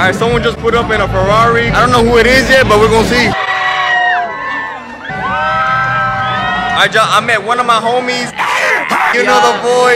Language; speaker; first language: English; early bilingual, other home language; Spanish